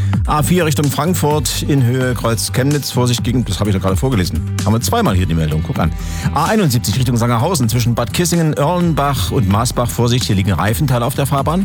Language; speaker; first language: German; native; German